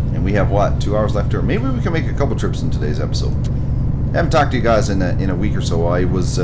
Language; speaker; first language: English; native; English